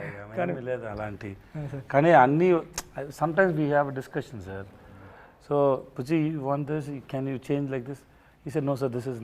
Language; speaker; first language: Telugu; non-native, learner; Tamil